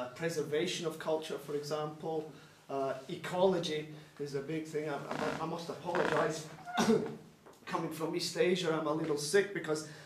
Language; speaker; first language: English; native; English